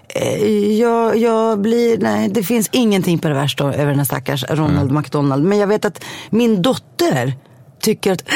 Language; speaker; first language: Swedish; early bilingual, other home language; Greek